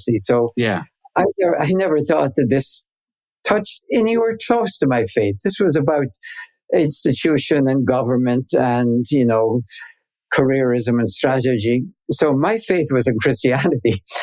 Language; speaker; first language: English; native; English